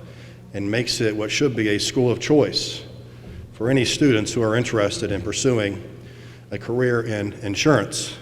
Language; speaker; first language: English; native; English